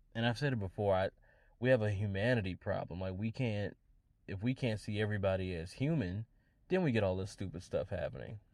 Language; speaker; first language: English; native; English